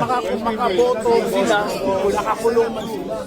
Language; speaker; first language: Filipino; native; Filipino